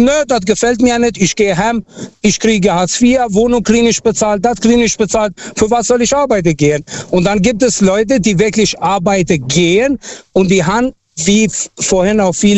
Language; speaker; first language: German; non-native, fluent; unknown